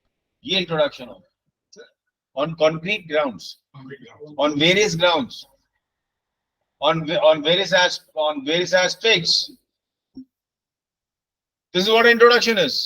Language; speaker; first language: English; non-native, local second language; Hindi